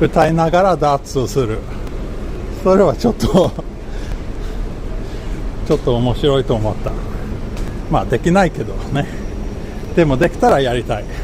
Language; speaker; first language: Japanese; non-native, fluent; Swedish